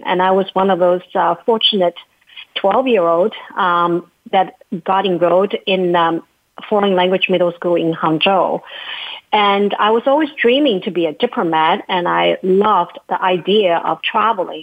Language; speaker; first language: English; non-native, fluent; Chinese